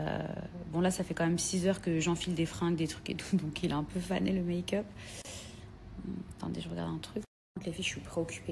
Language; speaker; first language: French; native; French